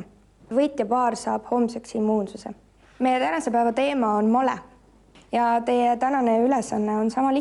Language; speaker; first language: Estonian; native; Estonian